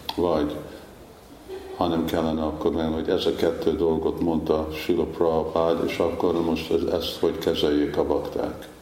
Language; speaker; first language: Hungarian; early bilingual, heritage; Hungarian